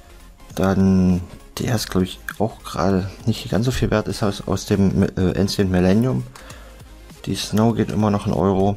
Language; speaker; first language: German; native; German